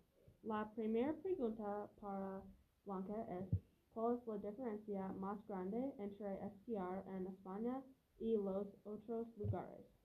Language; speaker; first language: Spanish; non-native, learner; English